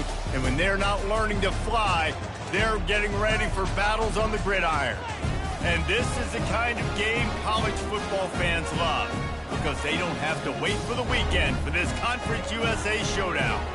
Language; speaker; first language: English; native; English